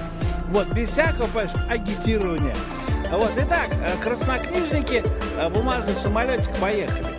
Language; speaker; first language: Russian; native; Russian